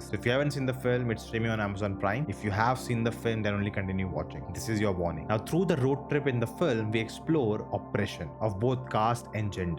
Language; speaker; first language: English; non-native, local second language; Hindi